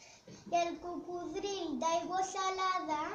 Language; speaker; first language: Catalan; non-native, local second language; Spanish